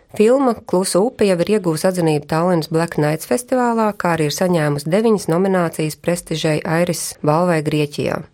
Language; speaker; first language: Latvian; native; Latvian